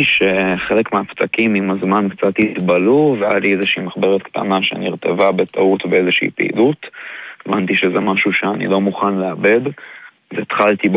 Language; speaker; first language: Hebrew; native; Hebrew